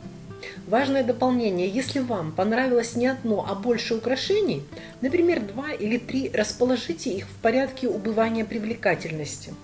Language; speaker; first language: Russian; native; Russian